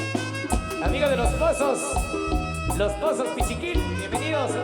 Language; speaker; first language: Spanish; native; Spanish